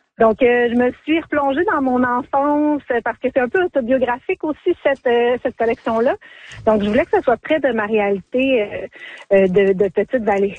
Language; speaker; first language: French; native; French